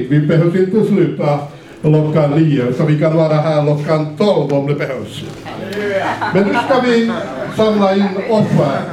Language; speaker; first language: Swedish; non-native, fluent; Finnish